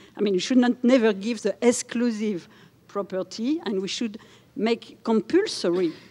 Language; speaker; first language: English; non-native, fluent; French